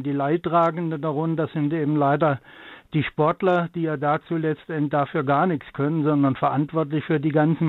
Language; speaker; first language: German; native; German